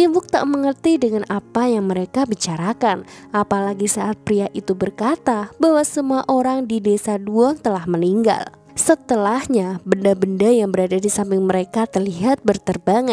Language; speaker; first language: Indonesian; native; Indonesian